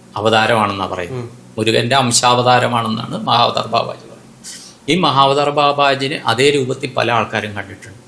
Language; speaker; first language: Malayalam; non-native, local second language; Konkani